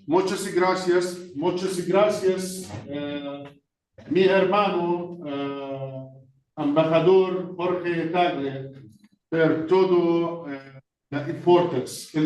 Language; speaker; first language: Spanish; non-native, learner; Arabic